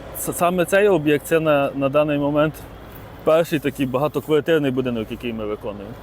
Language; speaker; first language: Ukrainian; native; Ukrainian